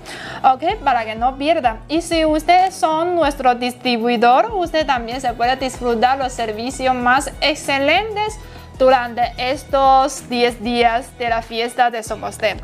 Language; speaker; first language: Spanish; non-native, learner; Chinese